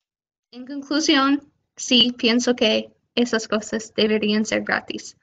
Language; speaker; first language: Spanish; non-native, fluent; English